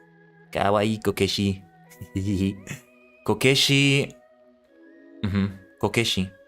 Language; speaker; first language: Japanese; non-native, learner; English